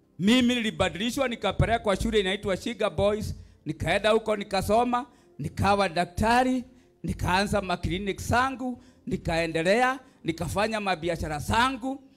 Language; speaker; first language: Swahili; non-native, local second language; Kikuyu